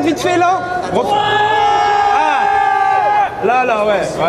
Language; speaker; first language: French; native; French